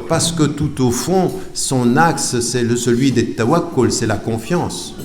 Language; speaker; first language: French; native; French